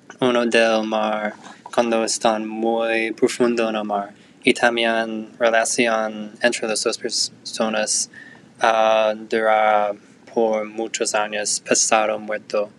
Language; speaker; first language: Spanish; non-native, learner; English